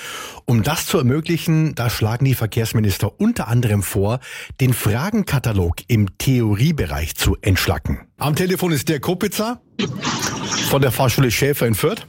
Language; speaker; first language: German; native; German